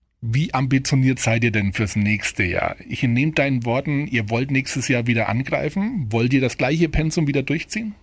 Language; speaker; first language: German; native; German